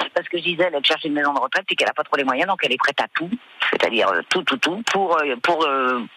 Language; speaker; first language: French; native; French